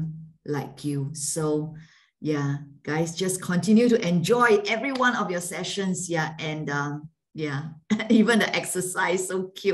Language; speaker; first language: English; non-native, fluent; Malay